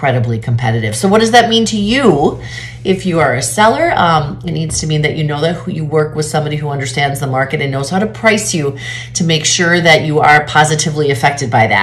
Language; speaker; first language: English; native; English